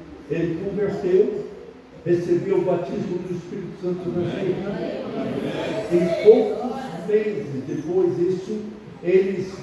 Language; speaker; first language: Portuguese; non-native, fluent; English